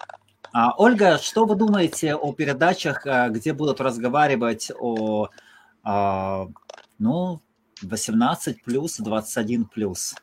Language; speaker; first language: Russian; non-native, local second language; Latvian